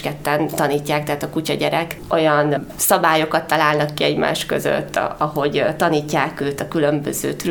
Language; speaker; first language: Hungarian; native; Hungarian